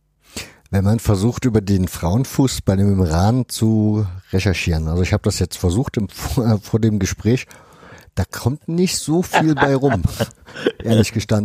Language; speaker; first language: German; native; German